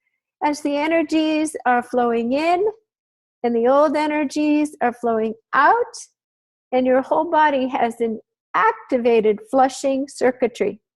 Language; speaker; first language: English; native; English